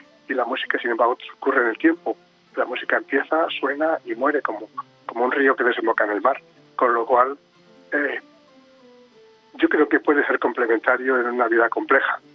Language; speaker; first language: Spanish; native; Spanish